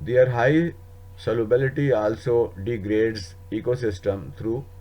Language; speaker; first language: English; non-native, local second language; Urdu